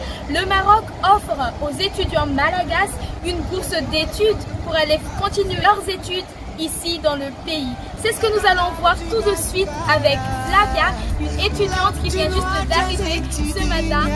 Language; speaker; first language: French; non-native, local second language; Malagasy